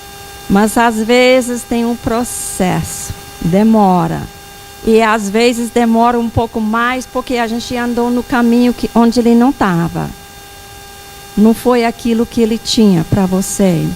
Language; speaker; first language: Portuguese; non-native, fluent; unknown